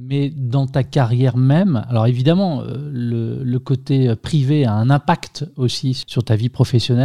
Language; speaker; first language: French; native; French